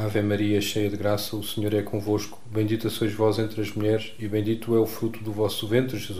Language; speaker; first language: Portuguese; native; Portuguese